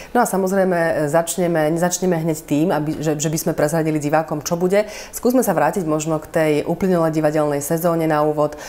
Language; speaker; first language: Slovak; native; Slovak